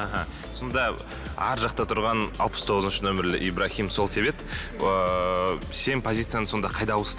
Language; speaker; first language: Kazakh; native; Kazakh